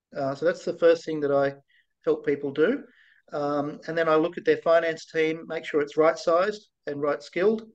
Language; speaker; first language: English; native; English